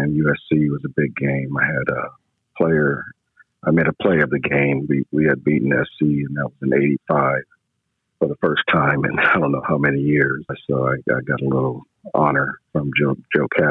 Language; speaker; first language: English; native; English